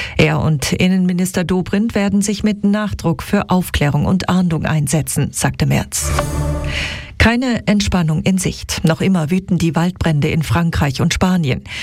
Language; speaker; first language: German; native; German